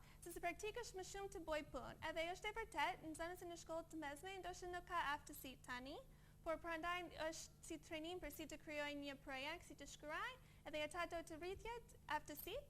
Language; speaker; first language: Albanian; non-native, learner; English